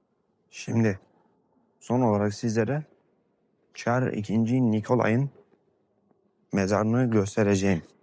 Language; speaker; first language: Turkish; native; Turkish